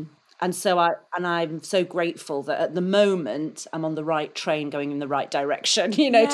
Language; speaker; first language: English; native; English